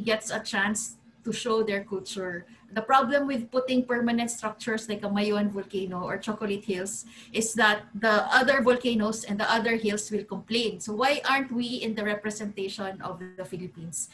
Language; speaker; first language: English; non-native, local second language; Cebuano